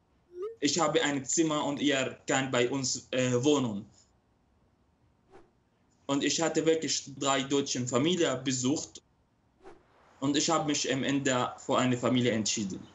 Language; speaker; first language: German; non-native, local second language; Arabic